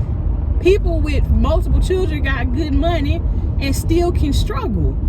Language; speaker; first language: English; native; English